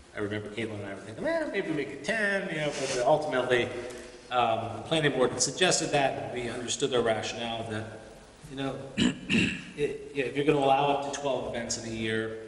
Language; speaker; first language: English; native; English